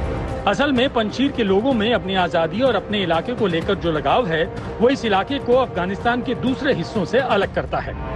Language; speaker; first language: Hindi; native; Hindi